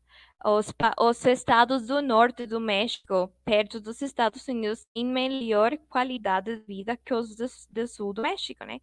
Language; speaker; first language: Portuguese; non-native, fluent; Spanish